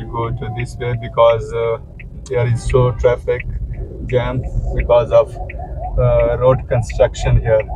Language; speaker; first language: English; non-native, learner; Pashto